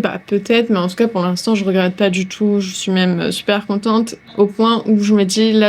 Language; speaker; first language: French; native; French